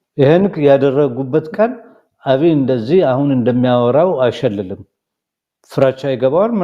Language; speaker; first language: Amharic; non-native, local second language; Somali